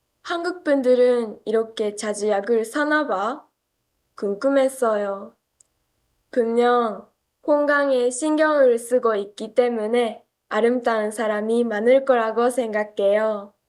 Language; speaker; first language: Korean; non-native, fluent; Japanese